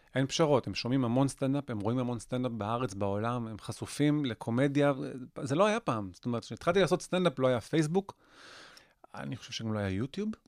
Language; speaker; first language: Hebrew; native; Hebrew